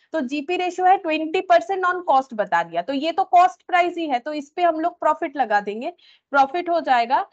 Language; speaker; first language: Hindi; native; Hindi